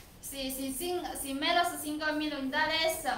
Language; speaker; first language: Spanish; non-native, learner; Chinese